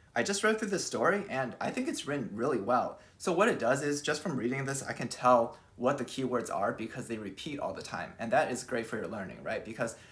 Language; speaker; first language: English; early bilingual, other home language; Chinese